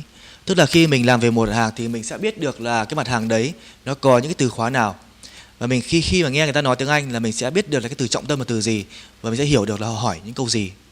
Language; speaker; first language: Vietnamese; native; Vietnamese